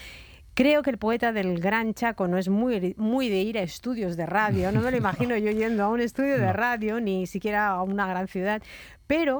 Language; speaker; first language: Spanish; native; Spanish